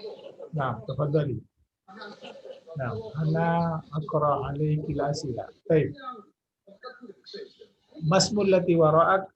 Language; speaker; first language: Arabic; non-native, fluent; Indonesian